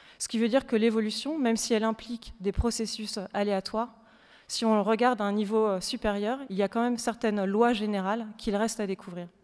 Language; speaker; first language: French; native; French